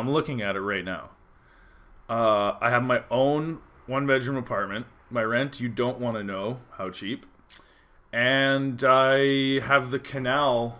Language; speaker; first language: English; native; English